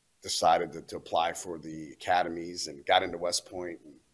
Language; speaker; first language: English; native; English